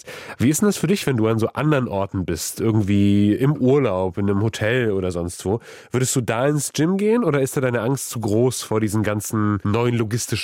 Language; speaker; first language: German; native; German